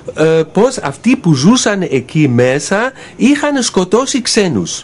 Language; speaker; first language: Greek; non-native, fluent; German